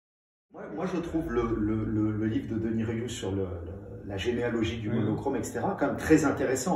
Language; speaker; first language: French; native; French